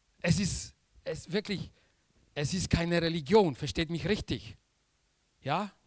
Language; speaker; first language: German; non-native, fluent; Polish